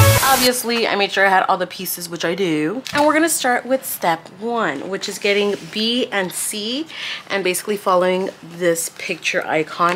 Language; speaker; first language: English; early bilingual, other home language; Spanish